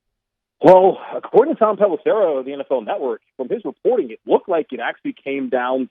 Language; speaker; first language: English; native; English